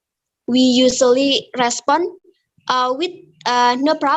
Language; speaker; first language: English; non-native, learner; Indonesian